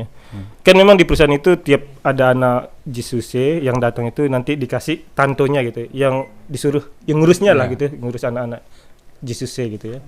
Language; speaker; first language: Indonesian; native; Indonesian